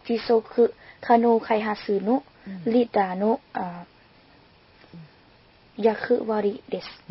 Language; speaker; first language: Japanese; non-native, learner; Lao